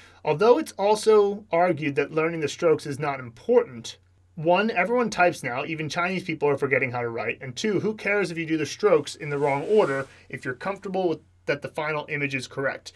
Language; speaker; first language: English; native; English